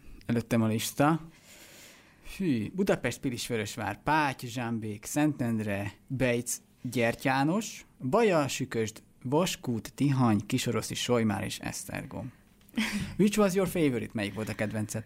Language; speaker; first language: Hungarian; native; Hungarian